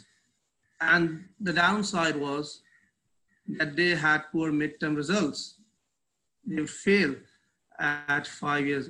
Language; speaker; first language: English; non-native, local second language; Urdu